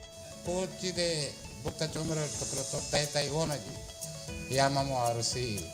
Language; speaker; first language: Japanese; non-native, learner; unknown